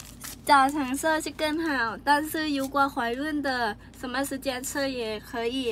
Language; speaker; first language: Chinese; non-native, learner; Lao